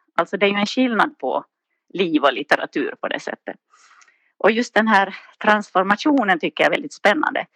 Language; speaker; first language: Swedish; native; Swedish